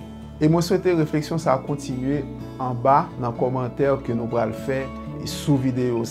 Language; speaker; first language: French; non-native, learner; Haitian Creole